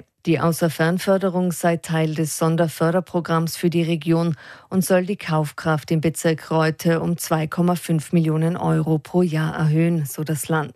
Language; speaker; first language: German; native; German